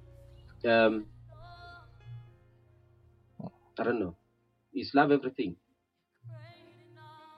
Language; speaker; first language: English; non-native, local second language; Northern Sotho